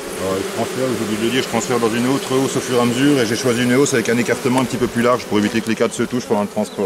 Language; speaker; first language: French; native; French